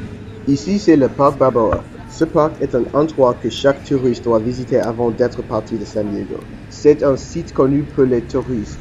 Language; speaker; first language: French; non-native, learner; English